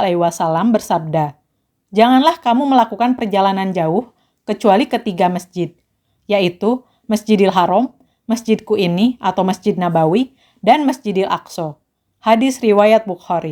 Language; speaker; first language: Indonesian; native; Indonesian